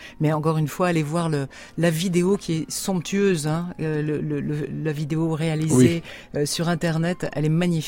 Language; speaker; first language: French; native; French